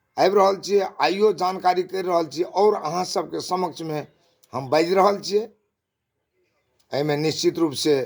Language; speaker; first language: Maithili; non-native, local second language; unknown